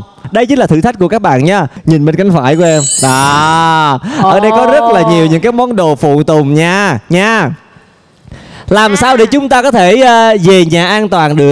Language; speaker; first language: Vietnamese; native; Vietnamese